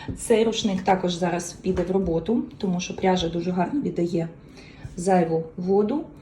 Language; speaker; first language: Ukrainian; native; Ukrainian